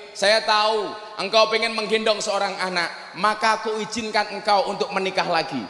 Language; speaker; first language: Indonesian; non-native, local second language; Javanese